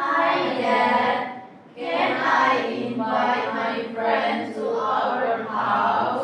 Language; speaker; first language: English; non-native, learner; Indonesian